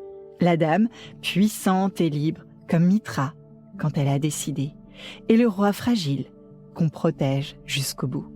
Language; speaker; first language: French; native; French